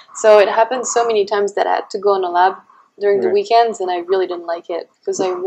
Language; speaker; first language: English; non-native, fluent; French